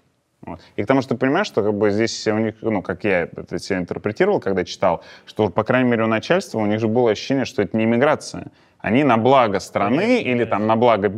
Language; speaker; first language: Russian; native; Russian